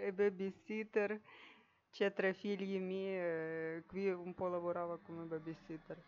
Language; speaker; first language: Italian; non-native, learner; Ukrainian